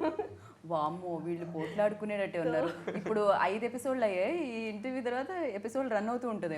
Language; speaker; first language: Telugu; native; Telugu